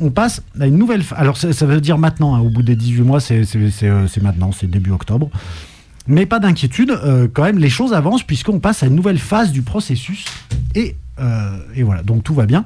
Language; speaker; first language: French; native; French